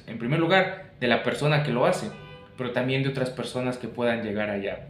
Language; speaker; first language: Spanish; native; Spanish